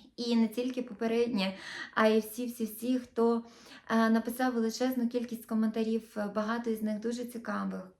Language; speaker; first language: Ukrainian; non-native, local second language; Russian